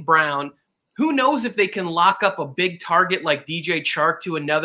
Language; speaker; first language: English; native; English